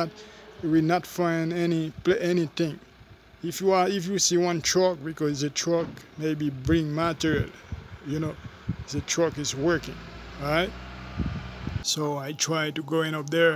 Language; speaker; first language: English; non-native, fluent; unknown